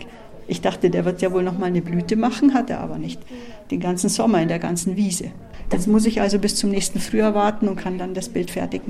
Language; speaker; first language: German; native; German